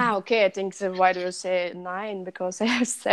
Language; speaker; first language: English; non-native, learner; Russian